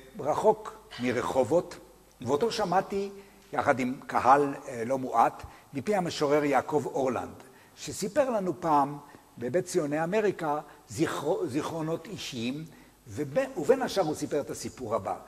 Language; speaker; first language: Hebrew; native; Hebrew